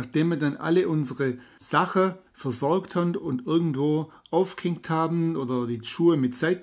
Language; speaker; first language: German; native; German